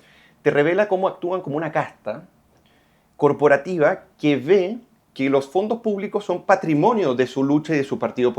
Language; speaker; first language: Spanish; native; Spanish